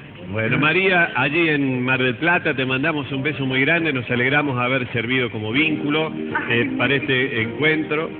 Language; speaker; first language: Spanish; native; Spanish